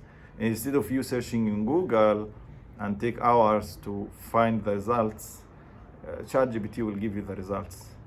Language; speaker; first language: English; non-native, fluent; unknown